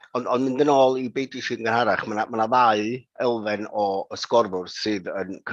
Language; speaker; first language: Welsh; native; Welsh